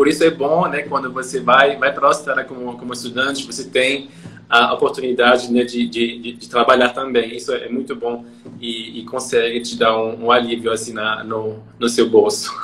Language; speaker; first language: Portuguese; non-native, fluent; French